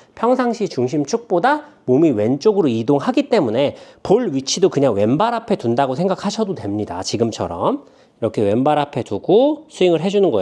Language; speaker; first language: Korean; native; Korean